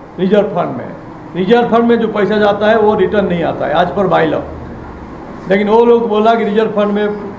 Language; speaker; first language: Hindi; non-native, local second language; Odia